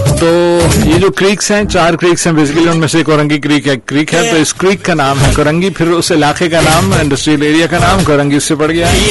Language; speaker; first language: Urdu; non-native, local second language; Punjabi